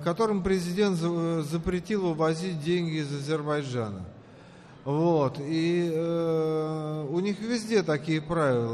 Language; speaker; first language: Russian; native; Russian